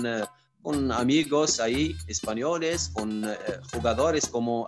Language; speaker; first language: Spanish; non-native, fluent; Arabic